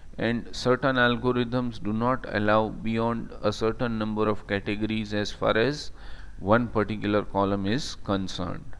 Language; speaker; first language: English; non-native, local second language; Gujarati